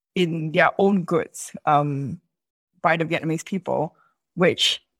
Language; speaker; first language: English; native; English